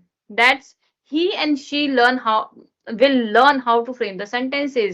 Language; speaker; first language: English; non-native, learner; Hindi